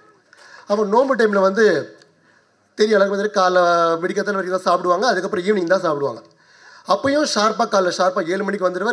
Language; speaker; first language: Tamil; native; Tamil